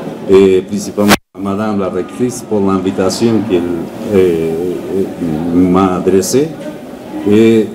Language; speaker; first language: French; non-native, learner; Spanish